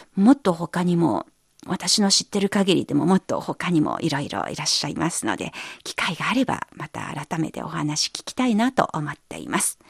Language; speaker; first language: Japanese; non-native, fluent; Chinese